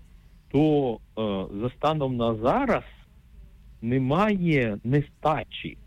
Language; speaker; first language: Ukrainian; native; Ukrainian